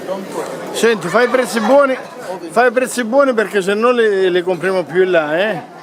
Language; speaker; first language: Italian; native; Italian